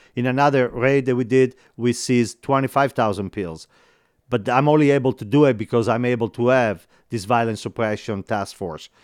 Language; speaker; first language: English; non-native, fluent; Italian